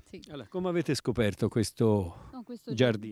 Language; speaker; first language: Italian; native; Italian